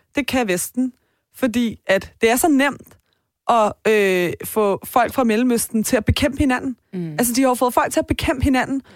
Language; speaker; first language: Danish; early bilingual, other home language; Persian